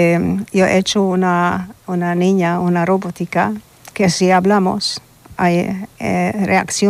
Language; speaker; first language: Spanish; non-native, learner; Hungarian